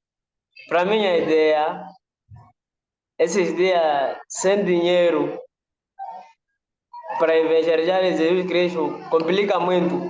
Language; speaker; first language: Portuguese; non-native, local second language; Nyanja